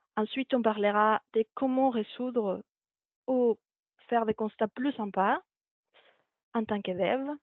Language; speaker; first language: French; non-native, fluent; Spanish